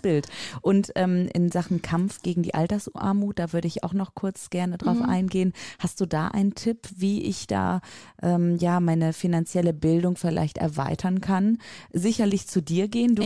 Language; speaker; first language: German; native; German